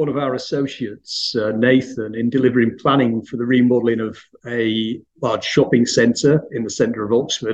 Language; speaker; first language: English; native; English